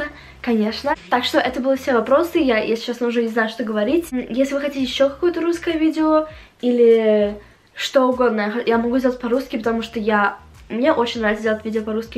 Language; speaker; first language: Russian; early bilingual, heritage; Russian